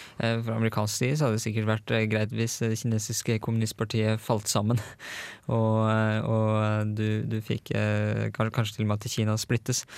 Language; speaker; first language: Norwegian; native; Norwegian